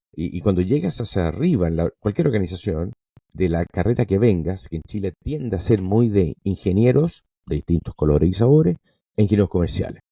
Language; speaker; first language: Spanish; non-native, local second language; English